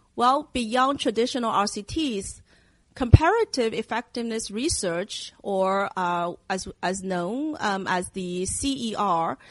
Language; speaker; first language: English; non-native, fluent; Chinese